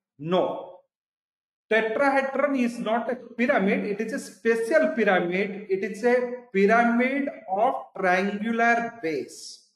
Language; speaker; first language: English; non-native, local second language; Odia